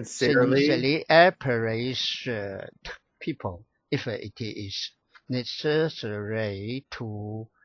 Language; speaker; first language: English; non-native, learner; Chinese